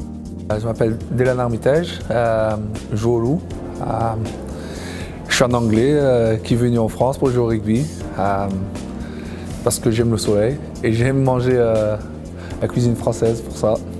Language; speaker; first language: French; non-native, fluent; English